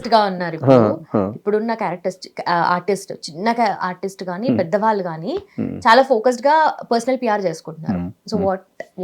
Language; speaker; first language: Telugu; native; Telugu